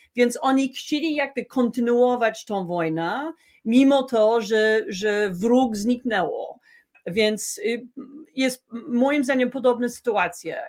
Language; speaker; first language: Polish; non-native, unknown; English